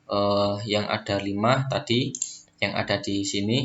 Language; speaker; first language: Indonesian; native; Indonesian